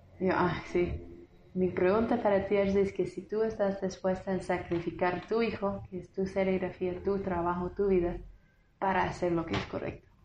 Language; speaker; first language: Spanish; non-native, fluent; English